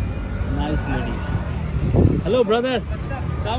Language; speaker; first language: English; non-native, learner; Bangla